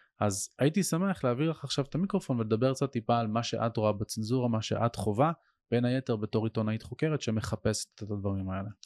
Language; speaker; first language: Hebrew; native; Hebrew